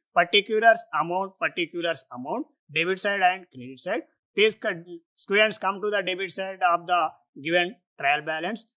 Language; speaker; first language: English; non-native, local second language; Telugu